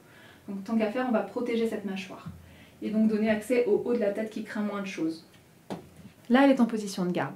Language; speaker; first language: French; native; French